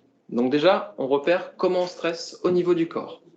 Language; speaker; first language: French; native; French